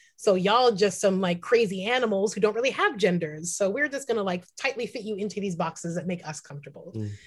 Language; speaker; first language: English; native; English